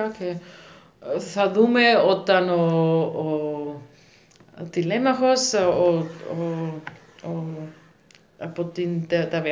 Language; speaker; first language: Greek; non-native, learner; German